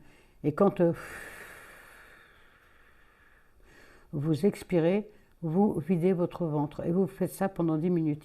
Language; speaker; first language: French; native; French